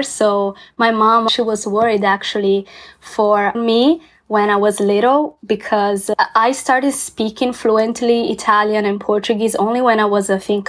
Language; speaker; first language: English; non-native, fluent; Italian